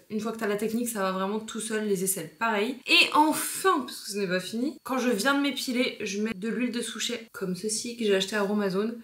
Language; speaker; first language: French; native; French